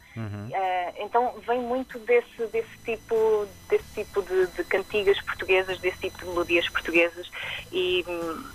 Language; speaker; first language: Portuguese; native; Portuguese